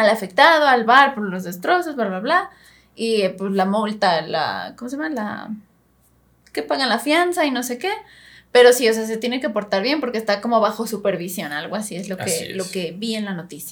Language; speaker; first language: Spanish; native; Spanish